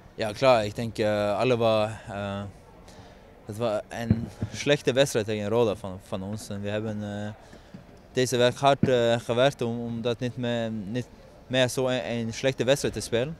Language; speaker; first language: Dutch; non-native, fluent; Norwegian